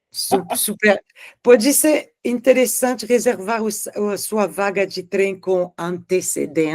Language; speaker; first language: Portuguese; non-native, fluent; French